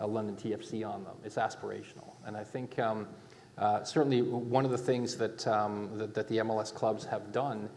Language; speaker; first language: English; native; English